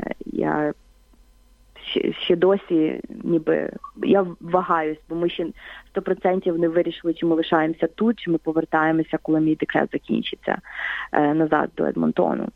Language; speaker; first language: Ukrainian; native; Ukrainian